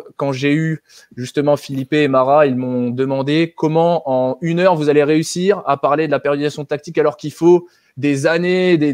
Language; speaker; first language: French; native; French